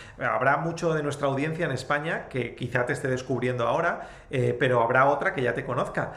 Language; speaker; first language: Spanish; native; Spanish